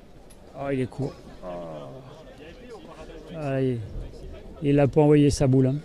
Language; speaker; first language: French; native; French